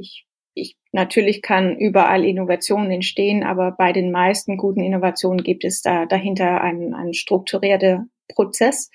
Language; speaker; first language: German; non-native, fluent; Danish